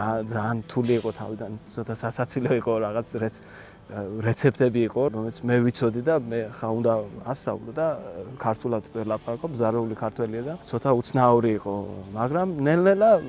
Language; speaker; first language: Georgian; non-native, learner; Persian